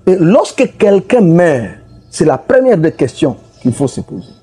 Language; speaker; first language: French; non-native, local second language; Swahili